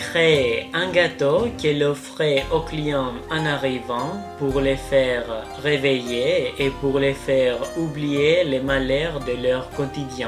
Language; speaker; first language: French; non-native, fluent; Greek